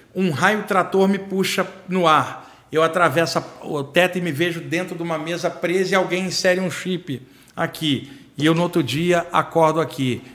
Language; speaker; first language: Portuguese; native; Portuguese